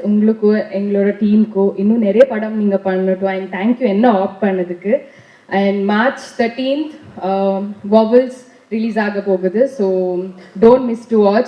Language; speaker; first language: Tamil; non-native, learner; Kannada